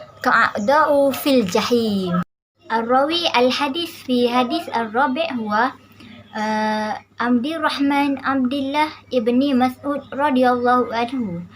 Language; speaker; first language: Arabic; non-native, learner; Malay